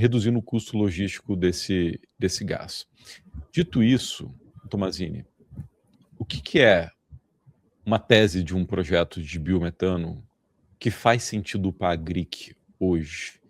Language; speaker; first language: Portuguese; native; Portuguese